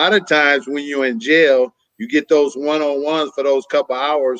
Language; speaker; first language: English; native; English